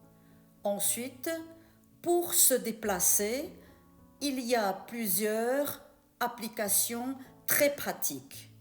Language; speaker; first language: French; non-native, fluent; Chinese